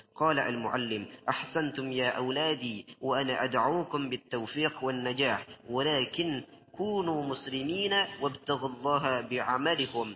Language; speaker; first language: Arabic; non-native, learner; Indonesian